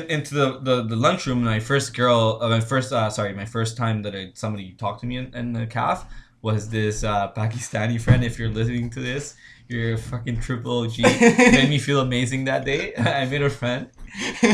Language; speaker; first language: English; non-native, fluent; Spanish